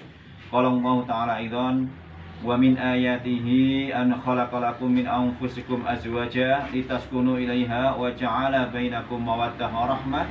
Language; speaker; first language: Indonesian; native; Indonesian